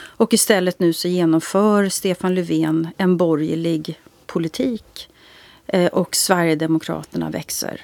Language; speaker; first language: Swedish; native; Swedish